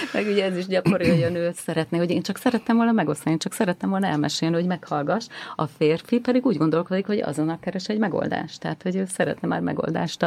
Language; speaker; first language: Hungarian; native; Hungarian